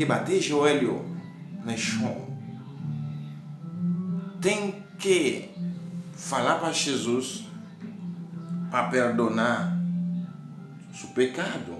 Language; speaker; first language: Portuguese; non-native, learner; Haitian Creole